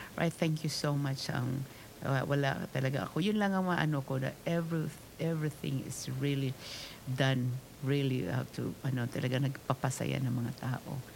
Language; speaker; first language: Filipino; native; Filipino